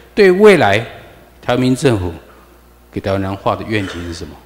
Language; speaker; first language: Chinese; native; Chinese